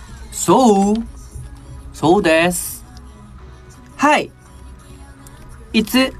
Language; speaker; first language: Japanese; non-native, learner; Korean